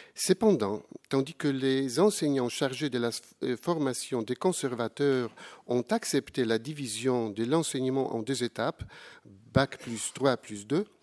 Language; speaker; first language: French; non-native, fluent; Polish